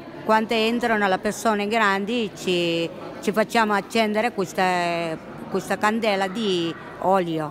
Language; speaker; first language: Italian; non-native, learner; Tamil